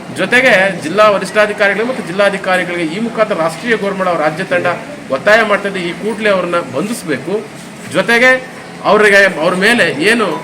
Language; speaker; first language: Kannada; non-native, local second language; Lambadi